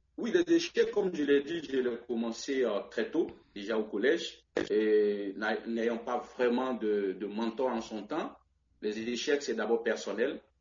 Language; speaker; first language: French; non-native, local second language; Baoulé